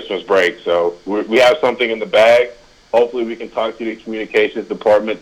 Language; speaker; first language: English; native; English